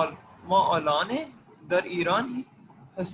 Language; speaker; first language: Persian; non-native, learner; Urdu